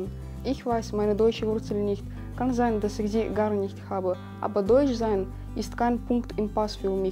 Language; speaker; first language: German; non-native, fluent; Russian